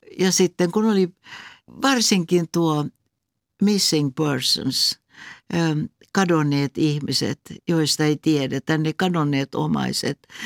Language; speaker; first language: Finnish; non-native, local second language; Swedish